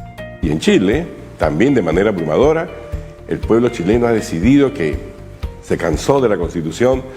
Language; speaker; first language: Spanish; native; Spanish